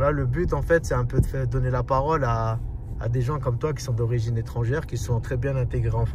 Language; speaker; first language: French; early bilingual, other home language; Arabic